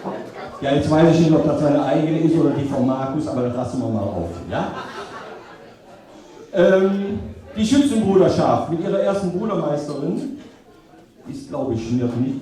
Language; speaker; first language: German; native; German